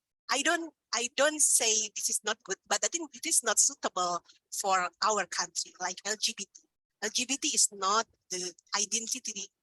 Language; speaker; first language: English; non-native, learner; Indonesian